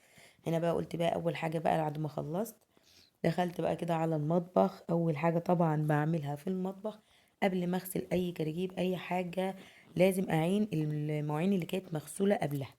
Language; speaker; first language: Arabic; native; Arabic